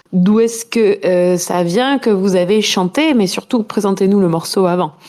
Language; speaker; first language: French; native; French